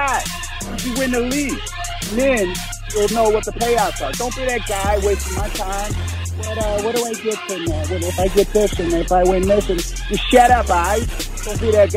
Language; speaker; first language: English; native; English